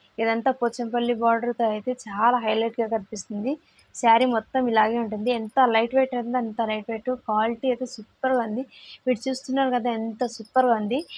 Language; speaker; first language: Telugu; non-native, local second language; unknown